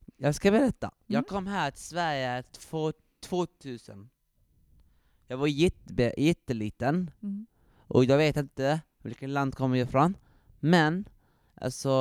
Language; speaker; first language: Swedish; early bilingual, other home language; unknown